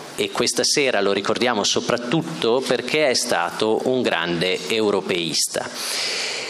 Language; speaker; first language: Italian; native; Italian